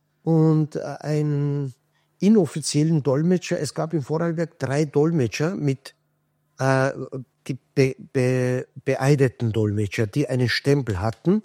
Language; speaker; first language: German; non-native, fluent; Kurdish